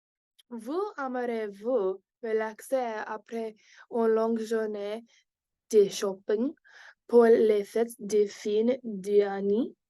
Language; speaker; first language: French; non-native, learner; English